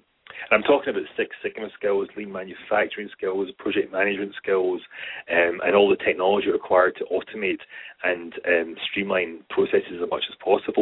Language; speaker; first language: English; native; English